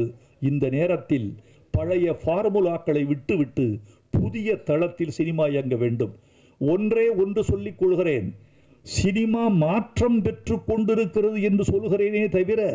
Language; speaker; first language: Tamil; native; Tamil